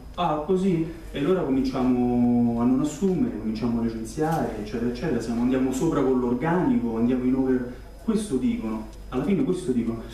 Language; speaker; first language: Italian; native; Italian